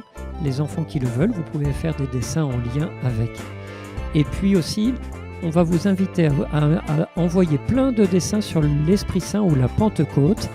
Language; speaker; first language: French; native; French